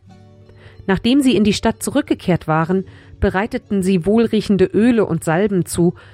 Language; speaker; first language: German; native; German